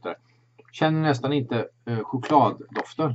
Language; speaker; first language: Swedish; native; Swedish